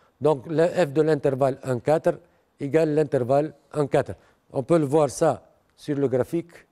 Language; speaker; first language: French; non-native, local second language; Arabic